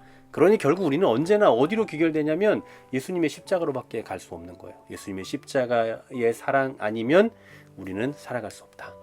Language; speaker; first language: Korean; native; Korean